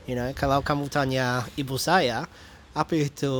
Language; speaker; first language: Indonesian; non-native, fluent; English